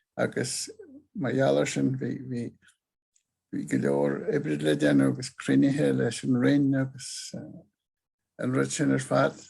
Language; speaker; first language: Irish; native; Irish